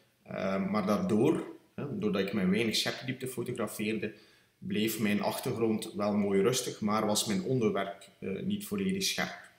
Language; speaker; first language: Dutch; native; Dutch